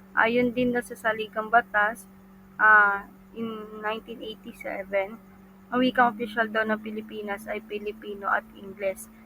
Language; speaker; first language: Filipino; non-native, local second language; Cebuano